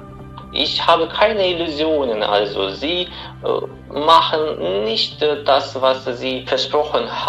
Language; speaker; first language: German; non-native, fluent; Russian